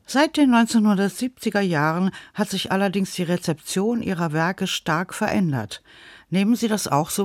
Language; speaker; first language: German; native; German